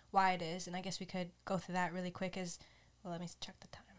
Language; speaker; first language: English; native; English